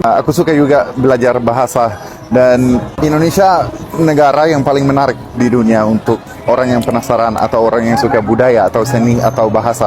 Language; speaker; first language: Indonesian; non-native, fluent; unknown